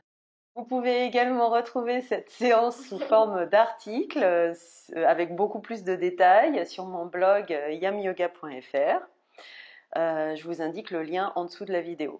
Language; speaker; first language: French; native; French